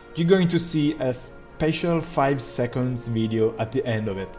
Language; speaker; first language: English; non-native, fluent; Italian